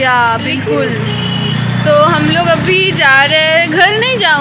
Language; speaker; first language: Hindi; non-native, local second language; Bangla